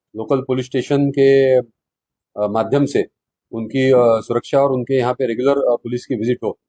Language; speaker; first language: Hindi; non-native, local second language; Marathi